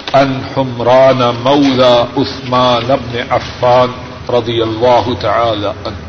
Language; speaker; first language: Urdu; non-native, local second language; Punjabi